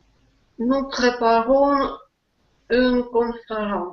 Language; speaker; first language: French; non-native, learner; Russian